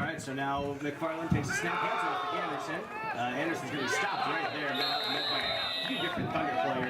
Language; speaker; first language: English; native; English